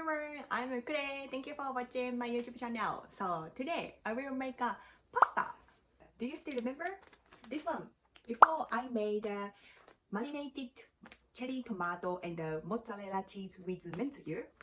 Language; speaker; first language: English; non-native, learner; Japanese